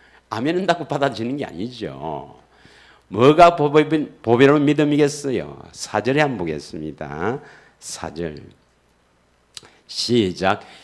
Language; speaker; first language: Korean; native; Korean